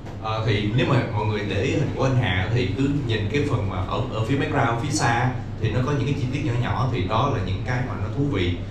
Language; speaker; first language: Vietnamese; native; Vietnamese